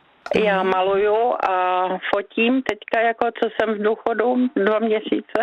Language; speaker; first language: Czech; native; Czech